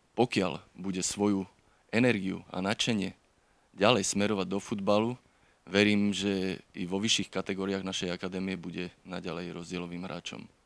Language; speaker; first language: Slovak; native; Slovak